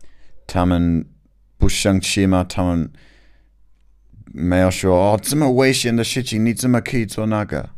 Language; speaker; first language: Chinese; non-native, learner; English